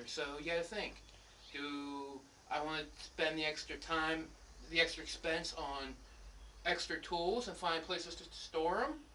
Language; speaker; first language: English; native; English